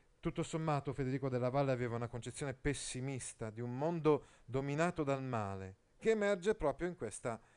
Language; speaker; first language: Italian; native; Italian